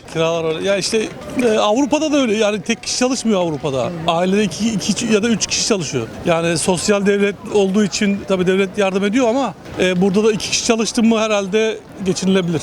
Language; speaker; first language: Turkish; non-native, local second language; Kurdish